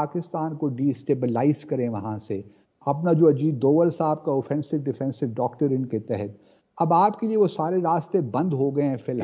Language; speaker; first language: Urdu; native; Urdu